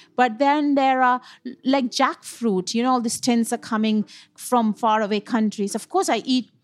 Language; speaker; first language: English; non-native, local second language; Punjabi